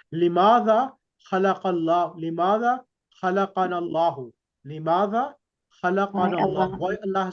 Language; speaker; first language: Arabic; non-native, fluent; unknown